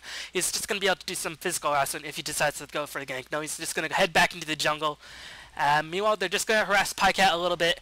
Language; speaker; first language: English; native; English